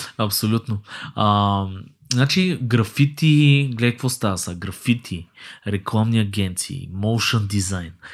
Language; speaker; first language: Bulgarian; native; Bulgarian